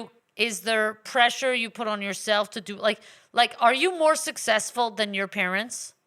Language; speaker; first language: English; native; English